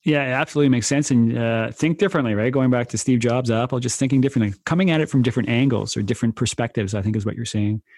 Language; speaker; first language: English; native; English